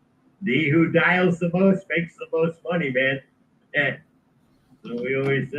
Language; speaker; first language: English; native; English